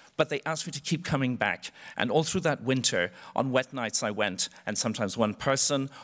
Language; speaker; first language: English; native; English